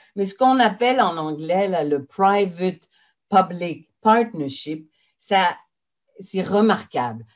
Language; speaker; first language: French; native; French